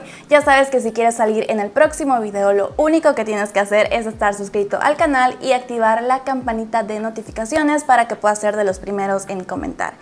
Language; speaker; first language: Spanish; native; Spanish